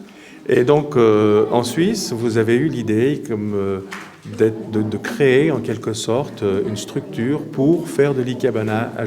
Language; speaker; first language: French; native; French